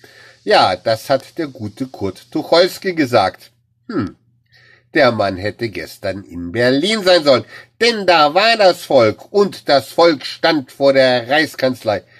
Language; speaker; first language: German; native; German